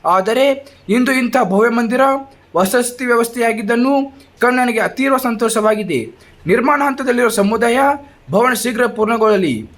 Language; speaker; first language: Kannada; native; Kannada